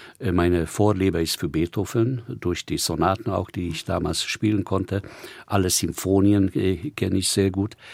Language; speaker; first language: German; non-native, fluent; Hungarian